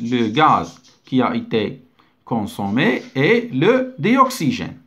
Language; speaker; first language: French; non-native, local second language; Arabic